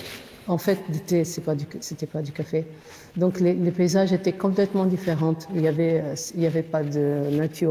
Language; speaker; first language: French; non-native, fluent; Portuguese